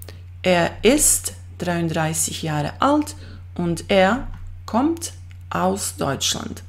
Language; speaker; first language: German; non-native, fluent; Croatian